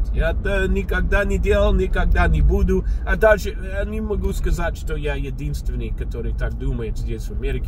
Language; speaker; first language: Russian; non-native, fluent; English